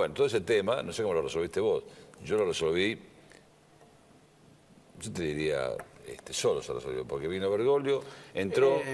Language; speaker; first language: Spanish; native; Spanish